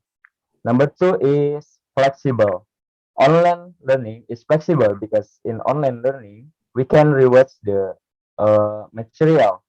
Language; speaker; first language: English; non-native, learner; Indonesian